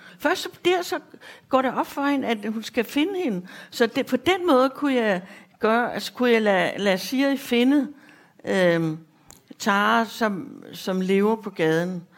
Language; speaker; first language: Danish; native; Danish